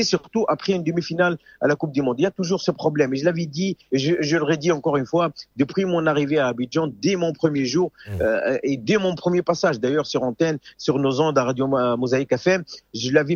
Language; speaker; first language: French; non-native, local second language; Arabic